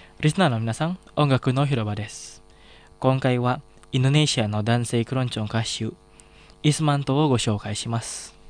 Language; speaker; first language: Japanese; non-native, fluent; Indonesian